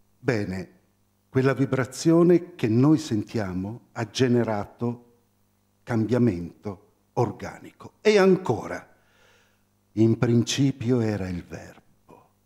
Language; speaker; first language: Italian; native; Italian